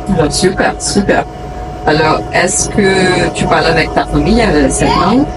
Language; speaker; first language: French; non-native, fluent; Portuguese